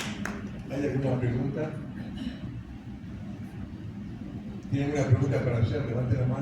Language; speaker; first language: Spanish; non-native, learner; Portuguese